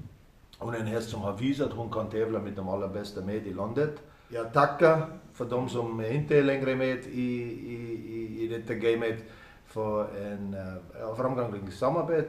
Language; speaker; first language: Swedish; non-native, fluent; German